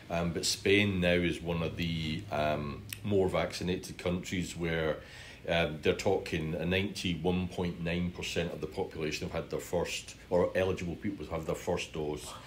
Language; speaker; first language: English; native; English